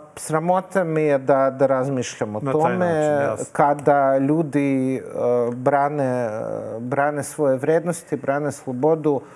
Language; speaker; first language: Serbian; non-native, fluent; Russian